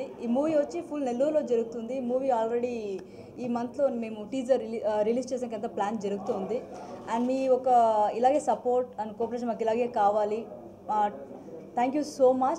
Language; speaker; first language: Telugu; non-native, fluent; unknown